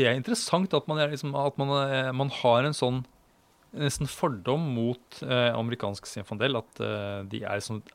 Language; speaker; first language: Norwegian; native; Norwegian